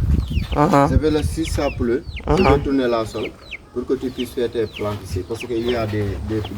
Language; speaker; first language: French; non-native, local second language; Wolof